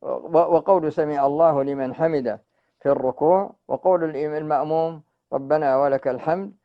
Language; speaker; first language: Arabic; native; Arabic